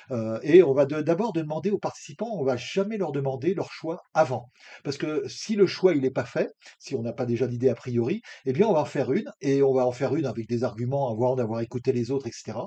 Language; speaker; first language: French; native; French